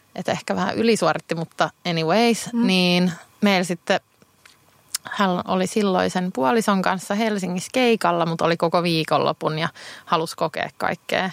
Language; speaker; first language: Finnish; non-native, local second language; Swedish